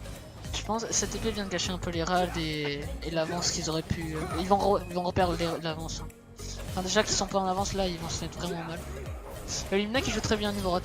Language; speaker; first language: French; native; French